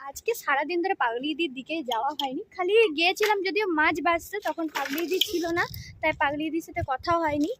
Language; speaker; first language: Bangla; native; Bangla